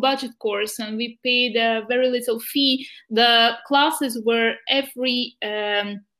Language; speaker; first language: English; non-native, fluent; Ukrainian